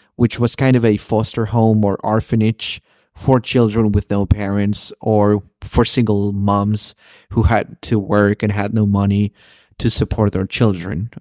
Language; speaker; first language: English; early bilingual, other home language; Spanish